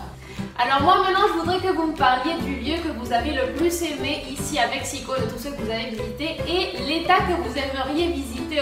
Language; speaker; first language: French; native; French